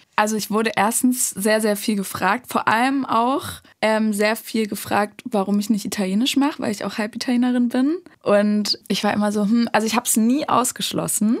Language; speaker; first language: German; native; German